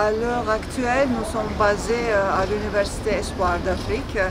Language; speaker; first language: French; non-native, fluent; Turkish